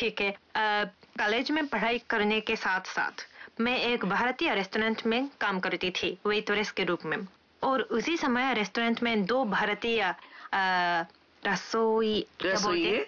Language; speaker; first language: Hindi; non-native, fluent; Japanese